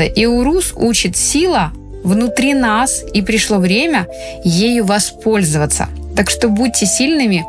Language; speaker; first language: Russian; native; Russian